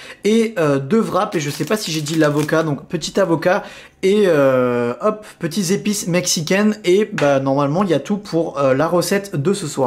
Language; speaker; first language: French; native; French